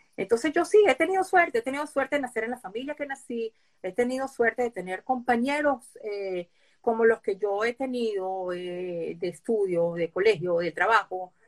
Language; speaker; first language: Spanish; early bilingual, other home language; Hebrew